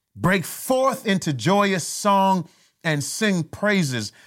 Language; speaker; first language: English; native; English